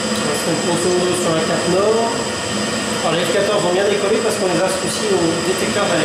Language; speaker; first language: French; native; French